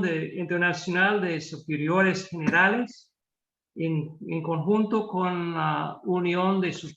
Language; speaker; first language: Spanish; non-native, fluent; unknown